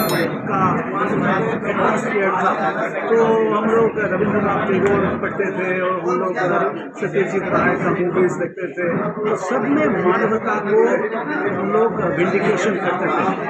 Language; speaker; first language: Hindi; non-native, local second language; Bangla